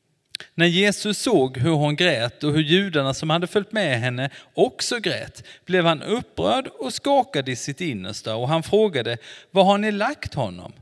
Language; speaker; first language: Swedish; non-native, fluent; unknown